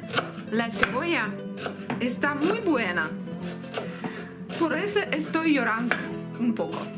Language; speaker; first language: Spanish; non-native, learner; Russian